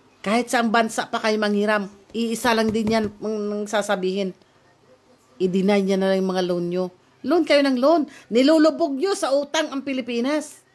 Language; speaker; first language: Filipino; native; Filipino